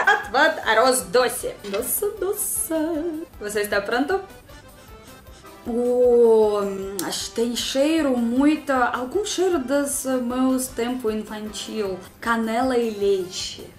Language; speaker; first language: Portuguese; non-native, learner; Russian